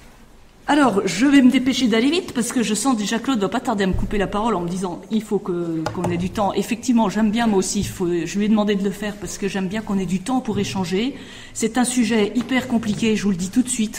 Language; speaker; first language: French; native; French